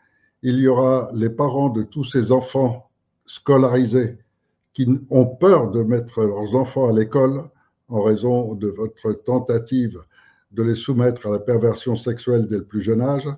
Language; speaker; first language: French; native; French